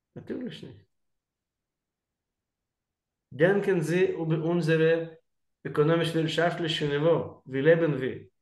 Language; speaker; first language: German; non-native, learner; Russian